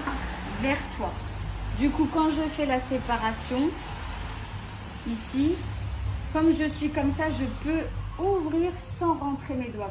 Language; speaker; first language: French; native; French